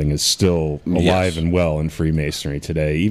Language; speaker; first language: English; native; English